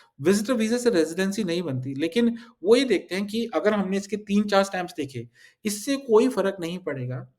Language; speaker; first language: Hindi; early bilingual, heritage; Hindi